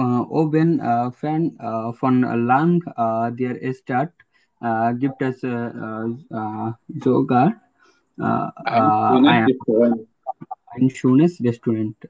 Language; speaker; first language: German; non-native, learner; Bangla